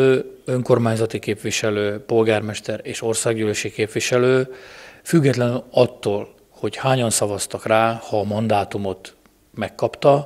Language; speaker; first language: Hungarian; native; Hungarian